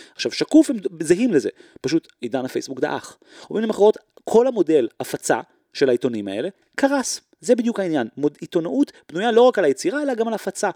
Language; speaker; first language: Hebrew; native; Hebrew